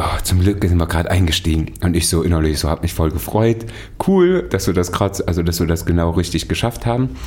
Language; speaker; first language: German; native; German